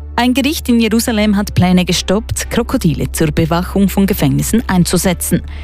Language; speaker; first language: German; native; German